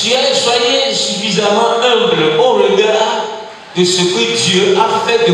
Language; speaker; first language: French; non-native, local second language; Ewe